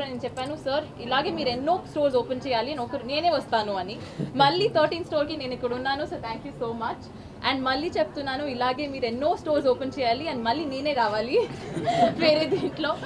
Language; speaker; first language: Telugu; non-native, fluent; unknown